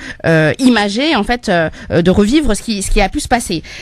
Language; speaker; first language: French; native; French